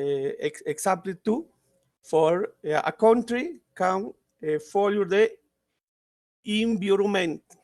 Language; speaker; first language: English; non-native, learner; Spanish